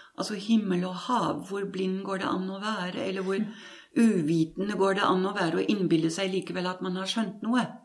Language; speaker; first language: Norwegian; non-native, fluent; German